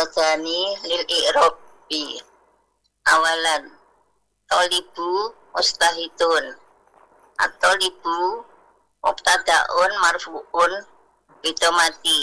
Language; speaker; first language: Arabic; non-native, learner; Indonesian